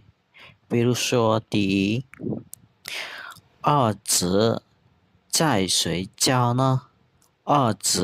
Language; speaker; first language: Chinese; non-native, fluent; Khmer